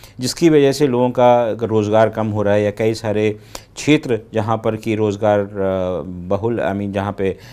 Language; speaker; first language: Hindi; native; Hindi